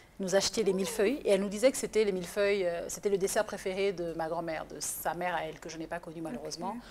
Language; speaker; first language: French; native; French